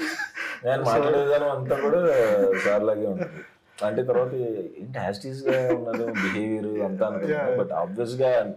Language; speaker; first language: Telugu; native; Telugu